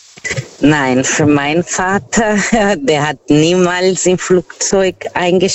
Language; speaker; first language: German; non-native, fluent; Portuguese